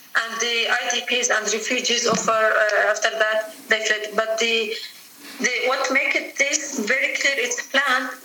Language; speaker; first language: English; non-native, fluent; Arabic